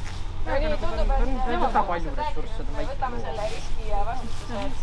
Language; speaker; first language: Estonian; native; Estonian